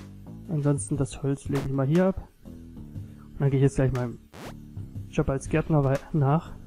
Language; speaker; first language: German; native; German